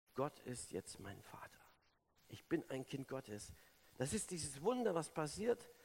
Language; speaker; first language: German; native; German